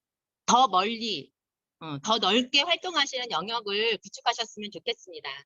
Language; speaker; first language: Korean; native; Korean